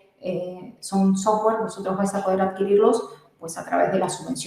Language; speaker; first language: Spanish; native; Spanish